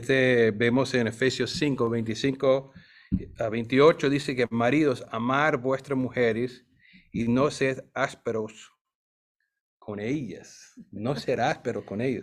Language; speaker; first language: Spanish; non-native, fluent; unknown